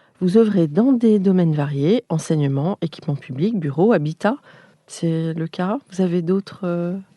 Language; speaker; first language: French; native; French